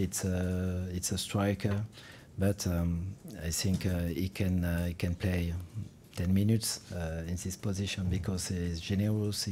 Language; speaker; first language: English; non-native, fluent; French